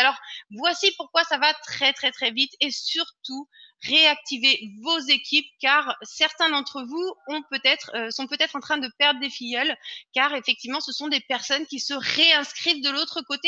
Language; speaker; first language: French; native; French